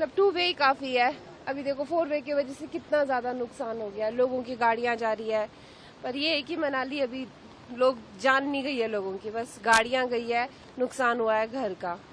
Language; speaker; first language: Hindi; native; Hindi